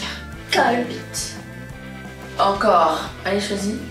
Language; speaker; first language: French; early bilingual, other home language; Russian